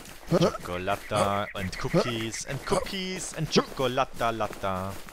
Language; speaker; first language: English; non-native, learner; German